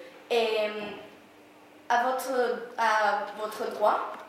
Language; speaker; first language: French; non-native, learner; Spanish